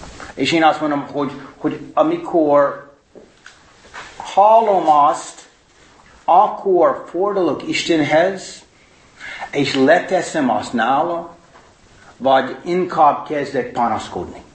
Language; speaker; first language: Hungarian; non-native, fluent; English